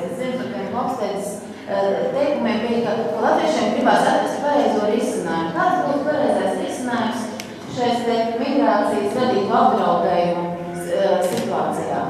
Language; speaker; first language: Latvian; native; Latvian